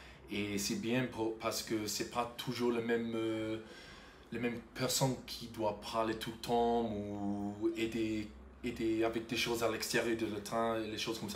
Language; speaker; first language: French; non-native, fluent; English